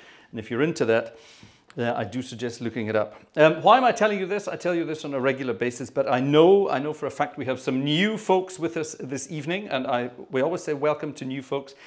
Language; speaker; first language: English; native; English